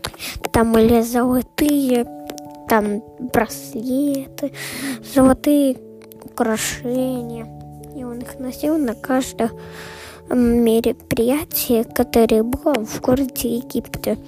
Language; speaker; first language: Russian; early bilingual, heritage; Russian